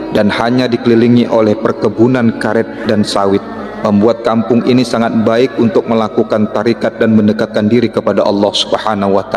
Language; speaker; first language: Indonesian; native; Indonesian